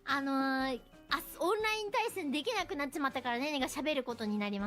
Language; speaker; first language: Japanese; native; Japanese